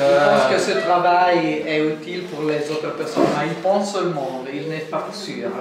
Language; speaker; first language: French; non-native, fluent; Italian